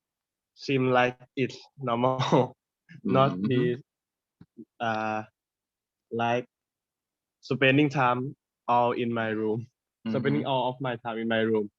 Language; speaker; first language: English; non-native, learner; Thai